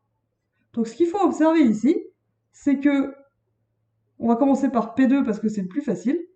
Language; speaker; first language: French; native; French